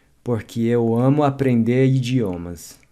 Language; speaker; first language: Portuguese; non-native, fluent; English